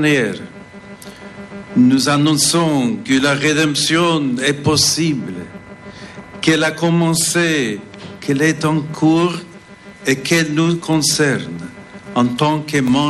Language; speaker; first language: French; non-native, fluent; English